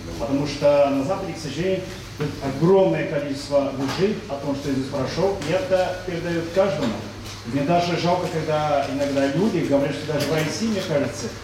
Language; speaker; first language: Russian; non-native, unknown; Portuguese